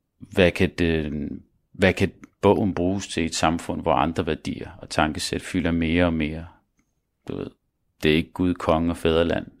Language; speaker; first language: Danish; early bilingual, other home language; Arabic